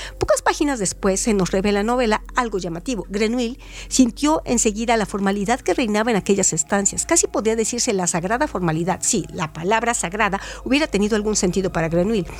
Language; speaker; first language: Spanish; native; Spanish